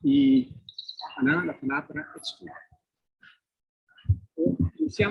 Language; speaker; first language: Spanish; non-native, fluent; French